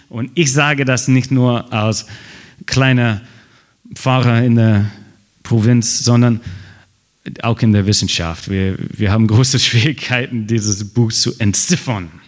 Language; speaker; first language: German; non-native, fluent; English